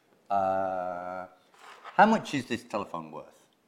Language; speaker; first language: English; native; English